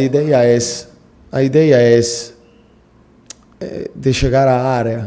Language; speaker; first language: Portuguese; non-native, fluent; Italian